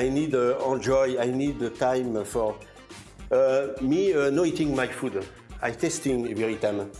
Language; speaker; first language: English; non-native, learner; French